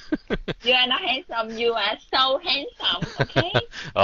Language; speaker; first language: English; non-native, learner; Vietnamese